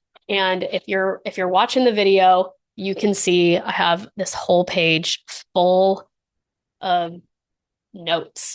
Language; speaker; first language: English; native; English